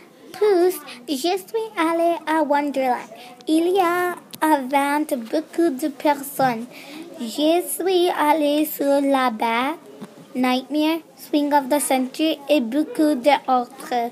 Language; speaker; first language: French; non-native, learner; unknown